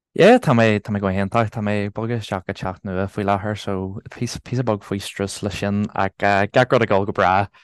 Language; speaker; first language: Irish; non-native, local second language; English